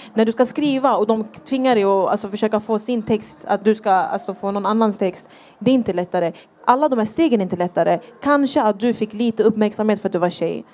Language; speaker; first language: Swedish; early bilingual, other home language; Thai